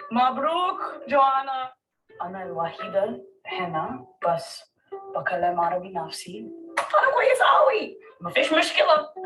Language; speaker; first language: Arabic; non-native, learner; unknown